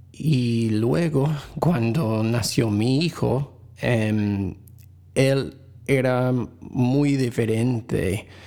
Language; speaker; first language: Spanish; non-native, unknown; English